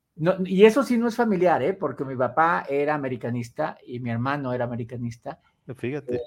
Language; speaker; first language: Spanish; native; Spanish